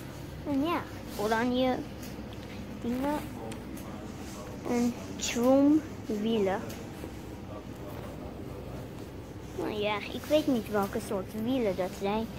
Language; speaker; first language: Dutch; non-native, learner; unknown